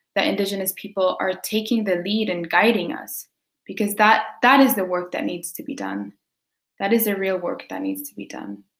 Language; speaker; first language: English; early bilingual, other home language; Quechua